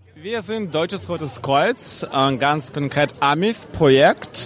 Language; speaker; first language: German; non-native, fluent; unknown